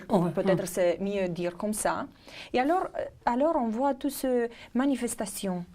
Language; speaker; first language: French; non-native, fluent; Romanian